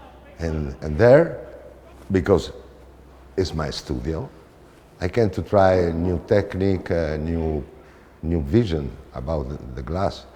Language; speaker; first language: English; non-native, fluent; Italian